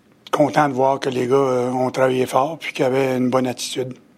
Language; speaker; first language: French; native; French